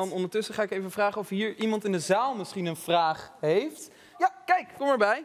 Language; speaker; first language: Dutch; native; Dutch